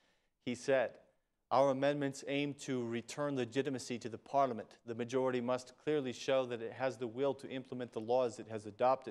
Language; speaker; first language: English; non-native, fluent; Albanian